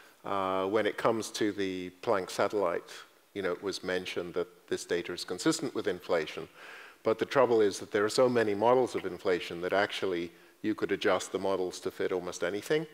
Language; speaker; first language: English; native; English